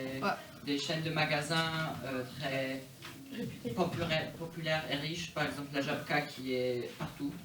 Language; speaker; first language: French; non-native, fluent; Polish